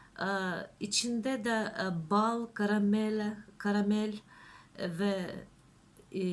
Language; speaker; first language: Turkish; non-native, learner; Russian